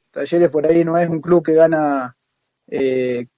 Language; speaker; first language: Spanish; native; Spanish